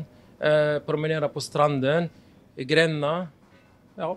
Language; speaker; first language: Swedish; non-native, fluent; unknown